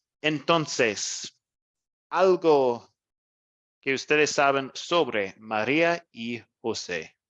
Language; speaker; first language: Spanish; non-native, fluent; English